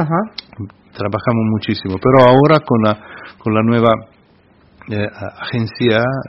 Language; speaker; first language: Spanish; non-native, fluent; Italian